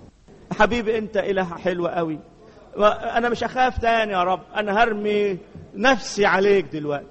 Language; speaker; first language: Arabic; native; Arabic